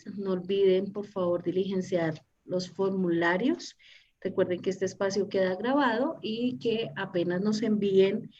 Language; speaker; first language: Spanish; native; Spanish